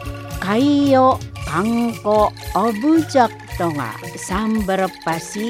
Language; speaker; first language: Japanese; non-native, fluent; Indonesian